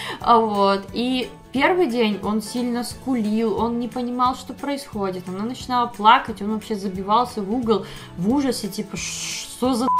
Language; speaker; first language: Russian; native; Russian